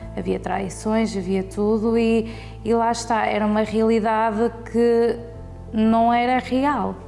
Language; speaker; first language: Portuguese; early bilingual, heritage; Portuguese